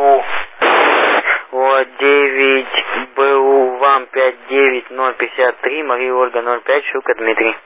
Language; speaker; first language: Russian; native; Russian